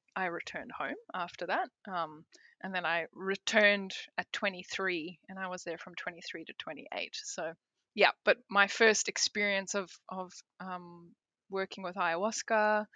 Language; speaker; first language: English; native; English